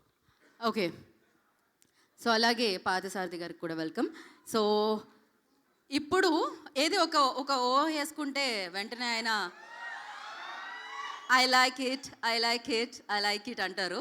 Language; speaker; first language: Telugu; native; Telugu